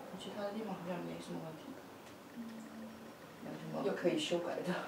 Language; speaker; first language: Chinese; non-native, fluent; Russian